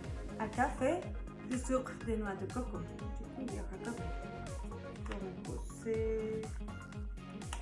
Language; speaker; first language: French; non-native, learner; Spanish